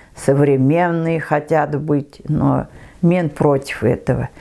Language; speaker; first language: Russian; non-native, local second language; Kazakh